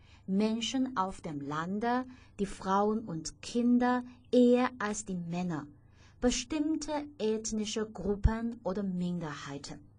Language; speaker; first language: German; non-native, fluent; Chinese